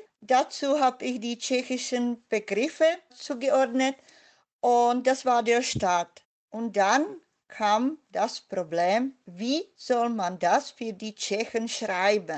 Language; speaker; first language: German; non-native, fluent; Czech